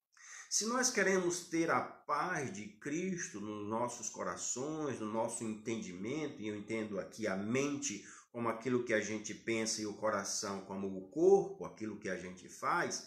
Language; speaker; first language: Portuguese; native; Portuguese